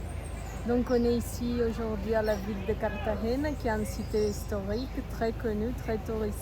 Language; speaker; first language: French; non-native, fluent; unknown